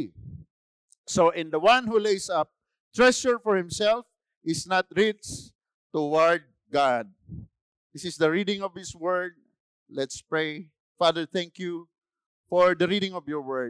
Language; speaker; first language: English; non-native, local second language; Filipino